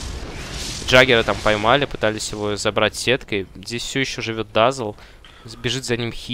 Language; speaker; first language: Russian; native; Russian